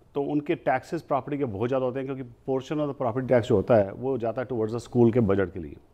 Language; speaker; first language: Hindi; native; Hindi